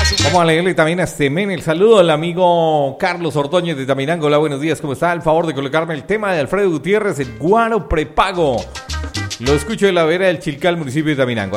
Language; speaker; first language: Spanish; native; Spanish